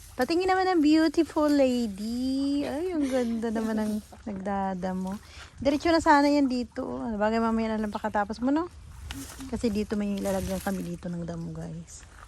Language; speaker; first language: Filipino; native; Filipino